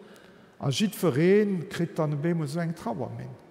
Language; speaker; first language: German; non-native, local second language; Luxembourgish